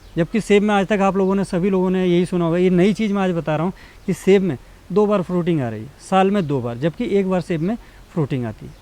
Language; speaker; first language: Hindi; native; Hindi